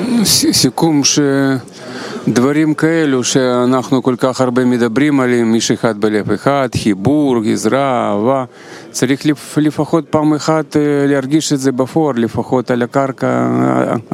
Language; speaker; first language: Hebrew; non-native, fluent; Spanish